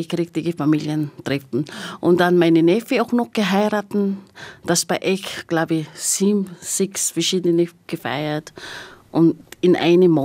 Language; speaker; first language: German; non-native, learner; Filipino